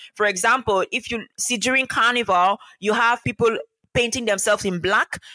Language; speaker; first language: English; non-native, local second language; French